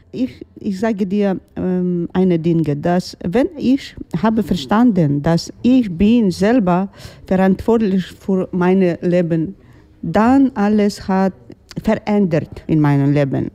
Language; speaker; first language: German; non-native, learner; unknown